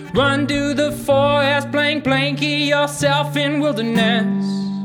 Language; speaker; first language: English; native; English